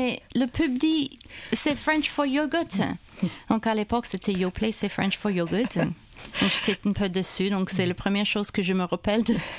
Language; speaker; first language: French; non-native, fluent; English